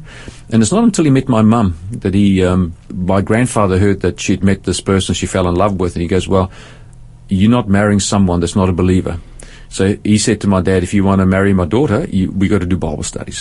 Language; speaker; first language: English; native; English